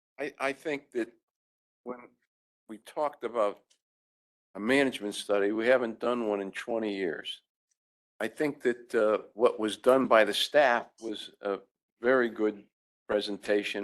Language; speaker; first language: English; native; English